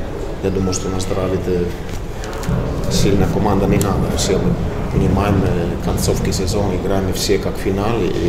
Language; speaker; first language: Russian; non-native, fluent; Finnish